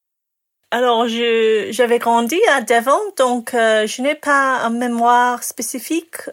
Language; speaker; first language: French; non-native, fluent; English